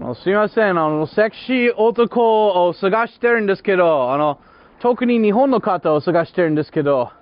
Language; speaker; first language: Japanese; non-native, fluent; English